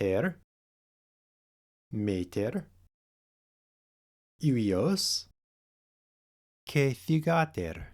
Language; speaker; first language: Greek; non-native, fluent; English